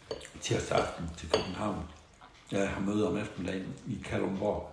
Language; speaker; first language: Danish; native; Danish